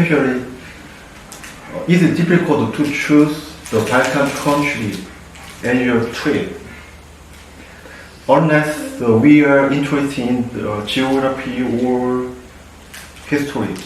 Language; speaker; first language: English; non-native, learner; Korean